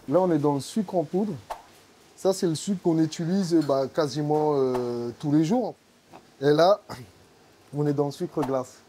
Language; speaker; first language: French; native; French